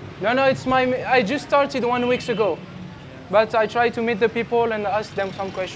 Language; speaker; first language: English; non-native, learner; French